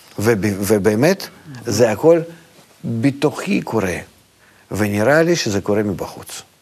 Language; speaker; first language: Hebrew; non-native, fluent; Russian